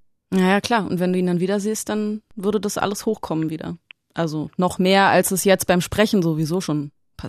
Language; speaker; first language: German; native; German